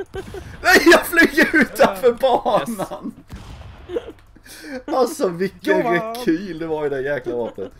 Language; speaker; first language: Swedish; native; Swedish